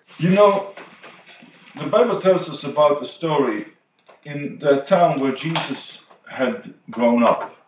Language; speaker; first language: English; non-native, fluent; Norwegian